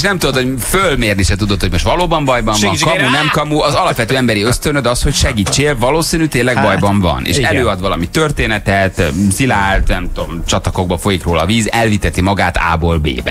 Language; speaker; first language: Hungarian; native; Hungarian